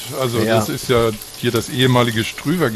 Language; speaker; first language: German; native; German